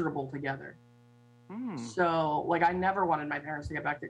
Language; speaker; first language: English; native; English